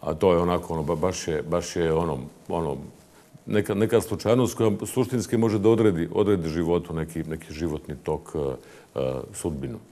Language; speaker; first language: Bosnian; native; Bosnian